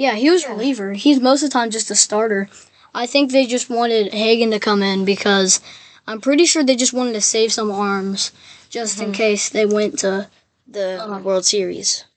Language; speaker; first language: English; native; English